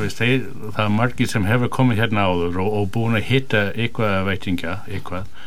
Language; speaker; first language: Icelandic; non-native, fluent; English